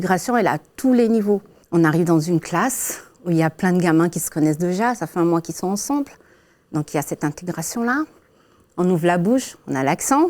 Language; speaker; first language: French; early bilingual, other home language; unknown